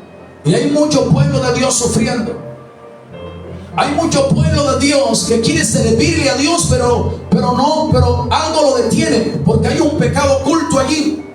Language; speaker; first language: Spanish; native; Spanish